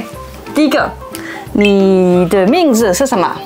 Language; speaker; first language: Chinese; non-native, fluent; French